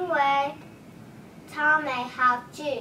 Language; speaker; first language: Chinese; non-native, learner; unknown